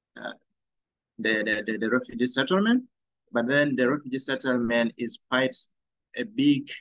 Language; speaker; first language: English; non-native, fluent; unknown